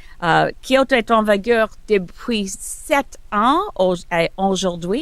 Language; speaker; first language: French; non-native, learner; English